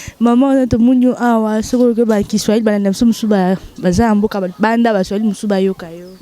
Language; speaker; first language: Lingala; native; Lingala